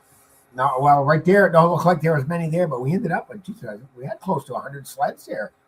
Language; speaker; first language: English; native; English